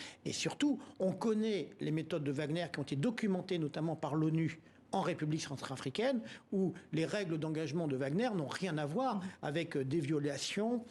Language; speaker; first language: French; native; French